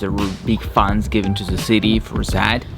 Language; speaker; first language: English; non-native, fluent; Russian